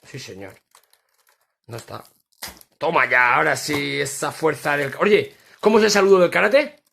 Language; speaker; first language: Spanish; native; Spanish